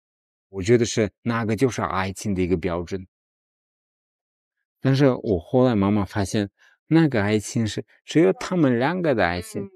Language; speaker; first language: Chinese; non-native, fluent; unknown